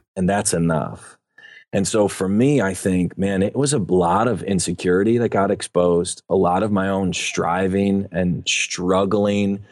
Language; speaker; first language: English; native; English